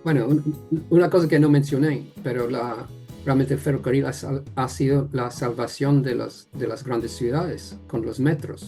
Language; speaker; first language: Spanish; non-native, fluent; English